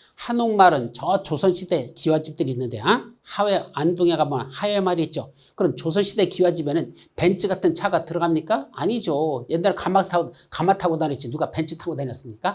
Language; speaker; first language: Korean; native; Korean